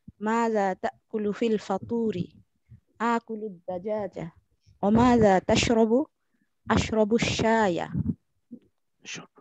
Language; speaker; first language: Arabic; non-native, learner; Bangla